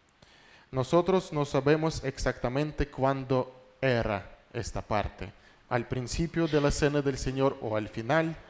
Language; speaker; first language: Spanish; non-native, fluent; Russian